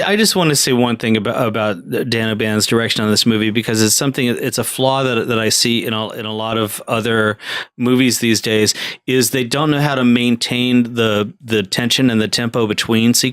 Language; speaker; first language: English; native; English